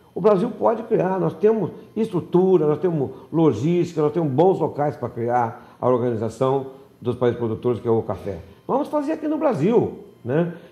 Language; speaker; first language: Portuguese; native; Portuguese